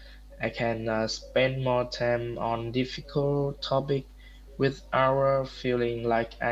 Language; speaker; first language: English; non-native, learner; Vietnamese